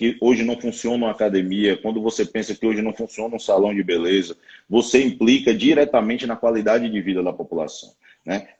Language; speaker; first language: Portuguese; native; Portuguese